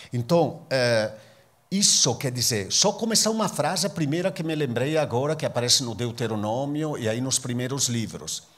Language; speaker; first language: Portuguese; non-native, fluent; Italian